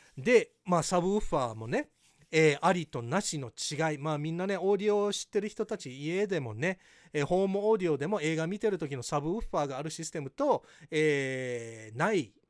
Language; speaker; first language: Japanese; early bilingual, heritage; Japanese